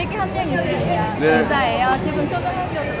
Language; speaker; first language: Korean; non-native, learner; Vietnamese